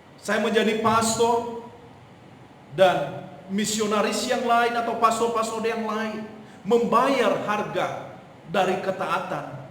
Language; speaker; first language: Indonesian; non-native, local second language; Nias